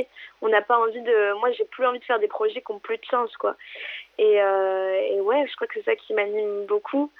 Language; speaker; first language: French; native; French